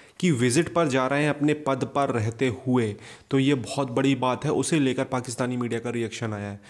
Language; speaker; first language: Hindi; native; Hindi